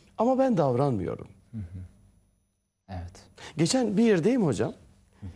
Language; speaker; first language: Turkish; native; Turkish